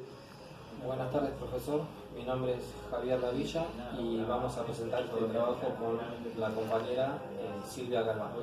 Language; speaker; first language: Spanish; native; Spanish